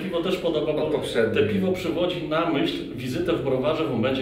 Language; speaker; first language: Polish; native; Polish